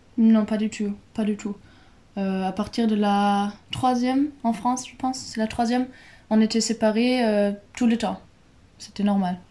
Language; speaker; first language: French; non-native, fluent; German